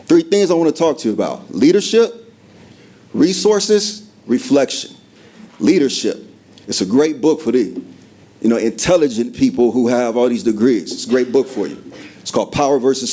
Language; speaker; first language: English; native; English